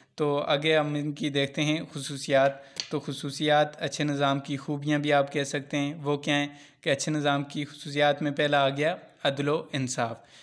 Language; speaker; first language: Urdu; non-native, local second language; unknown